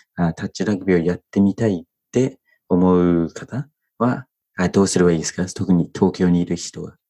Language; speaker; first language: Japanese; non-native, fluent; English